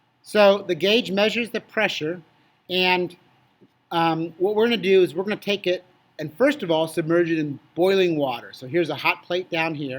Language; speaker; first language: English; native; English